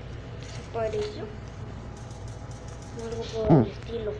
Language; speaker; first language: Spanish; native; Spanish